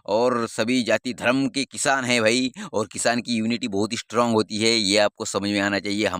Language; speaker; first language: Hindi; non-native, local second language; Marathi